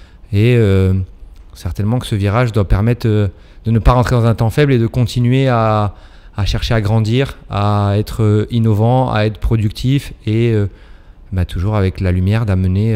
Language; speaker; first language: French; native; French